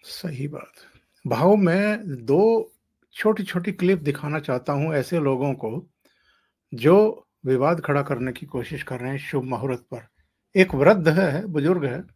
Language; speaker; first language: Hindi; native; Hindi